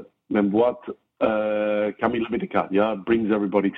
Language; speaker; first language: Indonesian; non-native, fluent; English